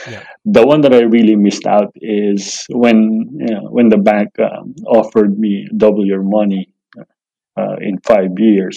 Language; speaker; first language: English; non-native, local second language; Filipino